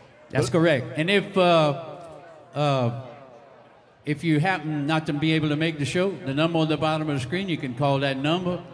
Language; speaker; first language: English; native; English